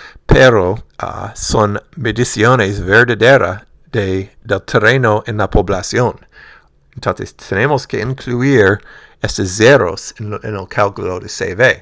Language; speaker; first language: Spanish; non-native, fluent; English